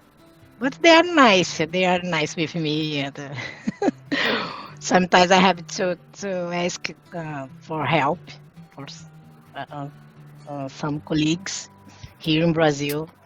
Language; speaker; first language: English; non-native, learner; Portuguese